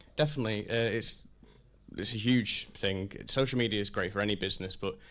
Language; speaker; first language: English; native; English